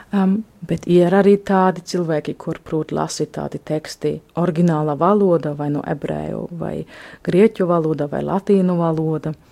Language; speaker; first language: Latvian; non-native, fluent; German